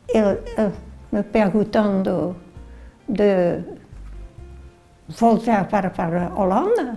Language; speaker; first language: Portuguese; non-native, learner; Dutch